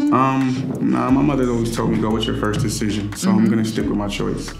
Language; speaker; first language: English; native; English